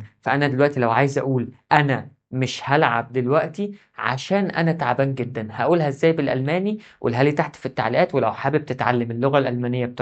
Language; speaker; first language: Arabic; native; Arabic